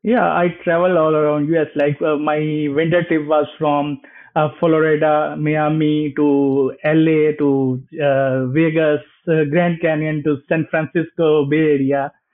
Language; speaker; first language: English; non-native, local second language; Hindi